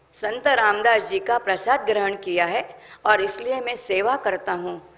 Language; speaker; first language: Hindi; non-native, local second language; Marathi